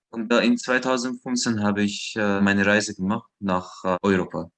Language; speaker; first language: German; non-native, learner; Persian